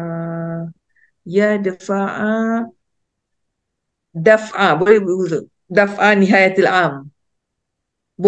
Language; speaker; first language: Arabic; non-native, learner; Malay